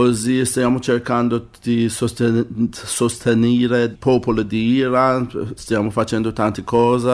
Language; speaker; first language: Italian; non-native, learner; Persian